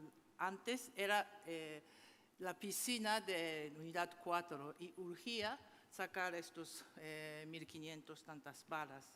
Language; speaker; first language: Spanish; non-native, fluent; Japanese